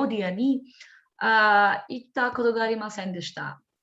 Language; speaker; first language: Japanese; non-native, learner; Greek